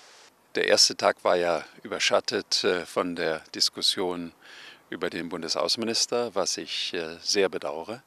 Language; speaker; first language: German; native; German